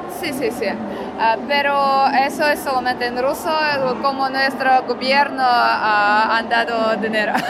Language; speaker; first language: Spanish; non-native, learner; Russian